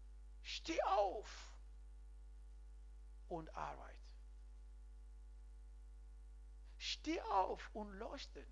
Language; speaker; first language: German; non-native, learner; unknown